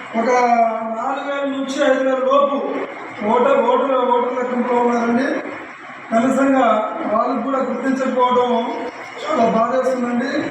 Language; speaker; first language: Telugu; non-native, local second language; Lambadi